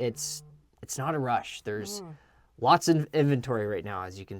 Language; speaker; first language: English; native; English